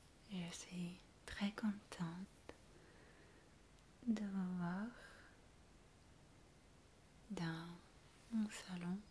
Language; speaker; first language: French; non-native, fluent; Russian